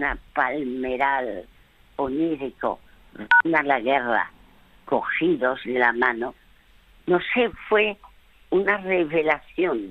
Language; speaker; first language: Spanish; early bilingual, other home language; French